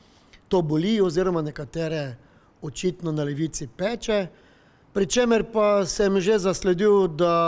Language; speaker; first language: Slovenian; native; Slovenian